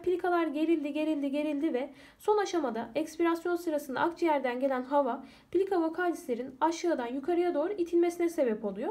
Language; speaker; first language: Turkish; native; Turkish